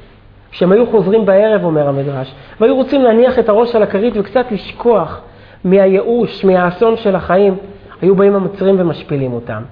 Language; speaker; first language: Hebrew; native; Hebrew